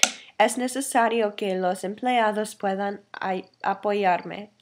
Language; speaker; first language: Spanish; non-native, learner; English